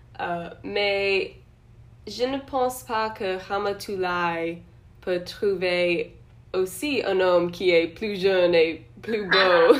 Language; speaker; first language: French; non-native, learner; English